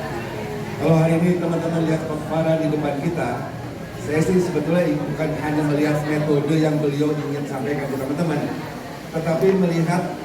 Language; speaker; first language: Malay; non-native, local second language; Sundanese